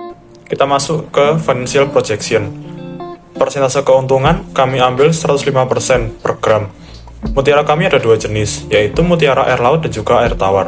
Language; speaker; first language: Indonesian; native; Indonesian